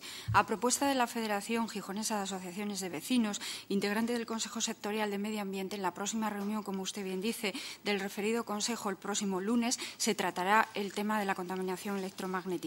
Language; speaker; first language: Spanish; native; Spanish